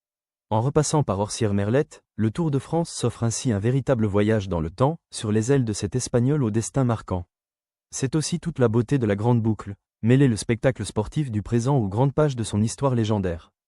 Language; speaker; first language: French; native; French